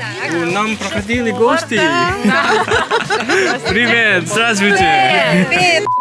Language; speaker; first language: Russian; non-native, learner; Malay